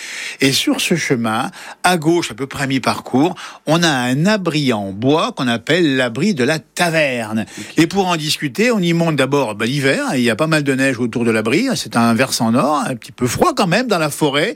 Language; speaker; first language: French; native; French